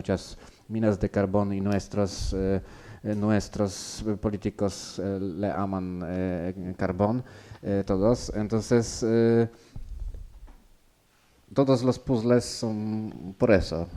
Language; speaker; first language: Spanish; non-native, learner; Polish